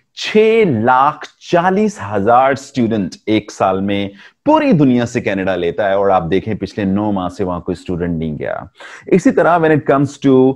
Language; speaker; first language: Urdu; non-native, local second language; Punjabi